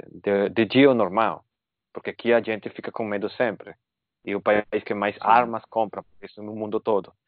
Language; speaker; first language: Portuguese; non-native, fluent; Spanish